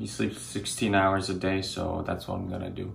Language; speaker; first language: English; non-native, fluent; Korean